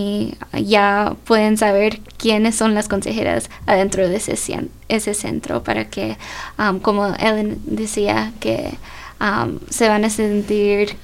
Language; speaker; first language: Spanish; early bilingual, heritage; Spanish